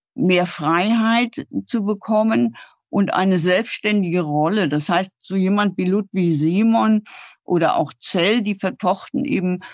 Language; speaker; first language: German; native; German